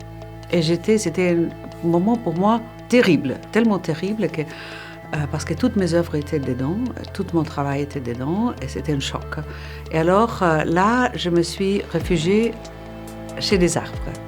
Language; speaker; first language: French; non-native, fluent; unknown